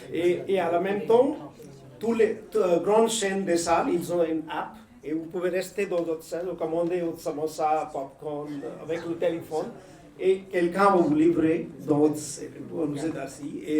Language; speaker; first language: French; non-native, fluent; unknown